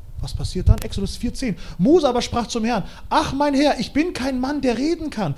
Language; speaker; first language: German; early bilingual, other home language; Russian